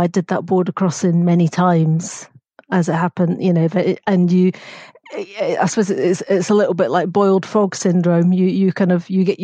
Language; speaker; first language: English; native; English